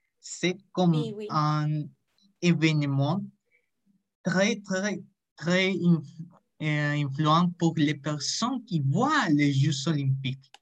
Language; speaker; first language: French; non-native, learner; Spanish